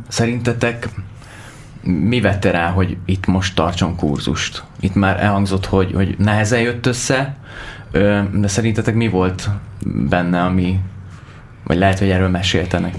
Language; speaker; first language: Hungarian; native; Hungarian